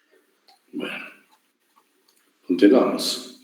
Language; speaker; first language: Spanish; native; Spanish